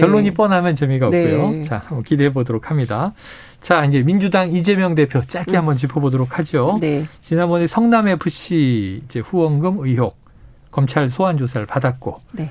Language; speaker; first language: Korean; native; Korean